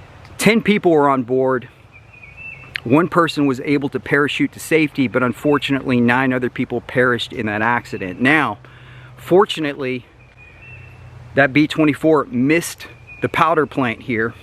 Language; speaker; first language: English; native; English